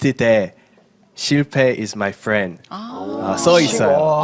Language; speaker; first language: Korean; early bilingual, heritage; Korean